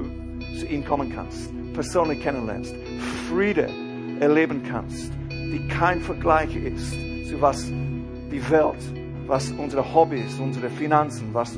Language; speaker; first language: German; non-native, fluent; English